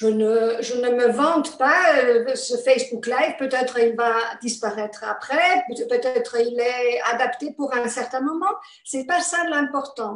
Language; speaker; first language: French; non-native, fluent; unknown